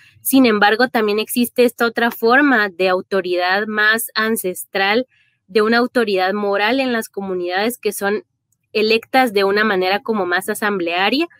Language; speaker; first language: Spanish; native; Spanish